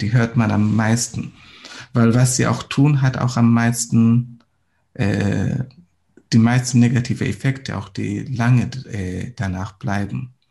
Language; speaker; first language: German; non-native, fluent; Swahili